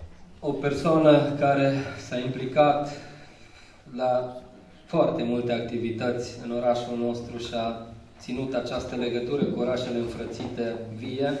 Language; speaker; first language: Romanian; native; Romanian